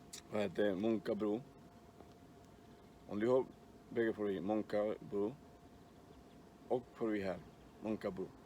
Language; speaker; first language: Swedish; non-native, fluent; Spanish